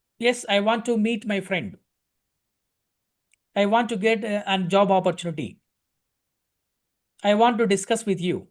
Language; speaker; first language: English; non-native, local second language; Telugu